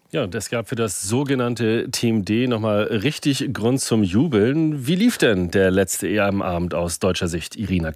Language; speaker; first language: German; native; German